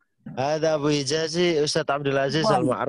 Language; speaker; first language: Arabic; non-native, fluent; Indonesian